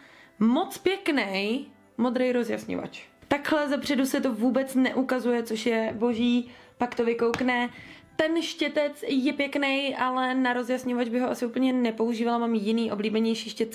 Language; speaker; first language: Czech; native; Czech